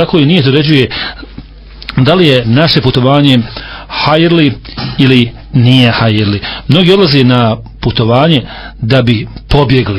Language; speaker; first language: Serbian; native; Serbian